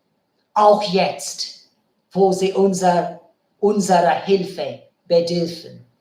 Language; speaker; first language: German; non-native, fluent; Bangla